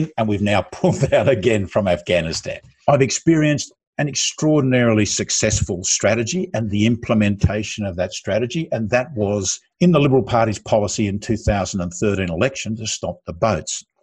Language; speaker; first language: English; native; English